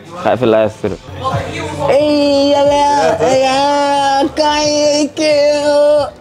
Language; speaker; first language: Dutch; native; Dutch